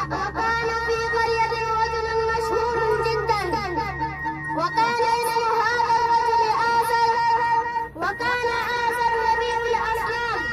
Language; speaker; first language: Arabic; non-native, learner; Urdu